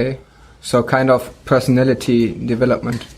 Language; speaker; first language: English; non-native, fluent; German